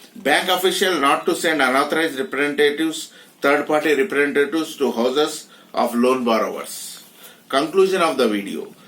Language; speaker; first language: English; non-native, local second language; Telugu